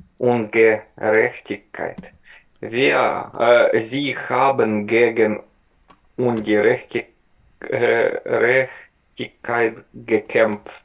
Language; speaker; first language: German; non-native, learner; Ukrainian